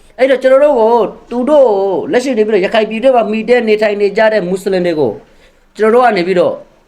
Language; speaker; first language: Burmese; non-native, local second language; Rohingya